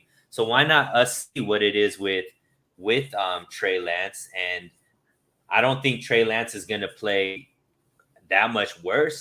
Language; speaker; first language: English; native; English